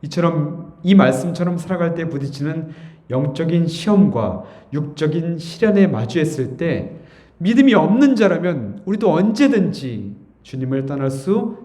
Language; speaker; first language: Korean; native; Korean